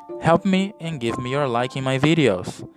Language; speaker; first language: English; non-native, fluent; Portuguese